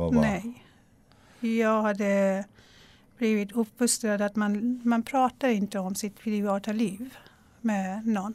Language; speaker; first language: Swedish; non-native, fluent; Persian